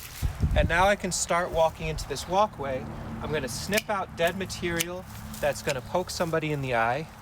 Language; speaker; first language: English; native; English